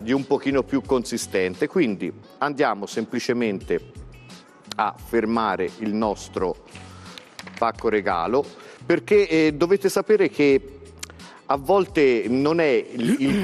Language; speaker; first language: Italian; native; Italian